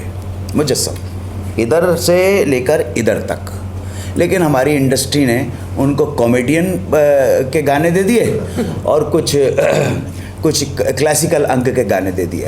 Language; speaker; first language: Hindi; native; Hindi